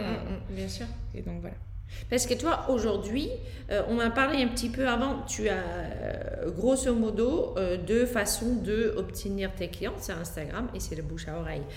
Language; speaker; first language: French; non-native, fluent; Dutch